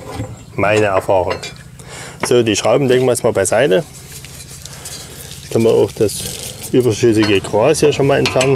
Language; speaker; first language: German; native; German